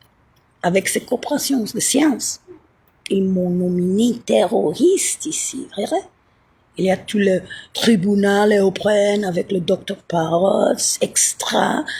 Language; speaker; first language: French; non-native, learner; Italian